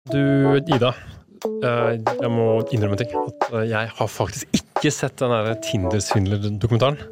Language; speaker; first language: Norwegian; native; Norwegian